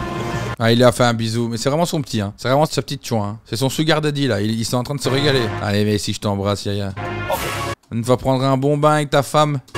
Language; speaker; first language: French; native; French